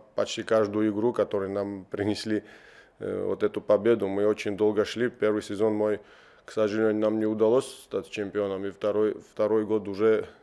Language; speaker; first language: Russian; non-native, local second language; Georgian